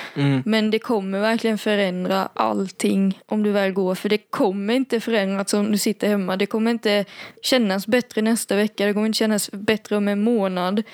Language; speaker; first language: Swedish; native; Swedish